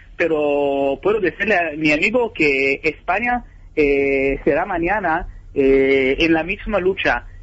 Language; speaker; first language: Spanish; non-native, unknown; Hebrew